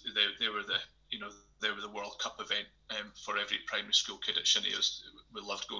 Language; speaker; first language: English; native; English